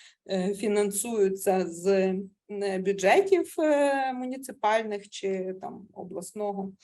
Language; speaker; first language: Ukrainian; native; Ukrainian